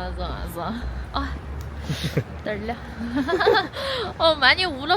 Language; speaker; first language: Korean; non-native, learner; Chinese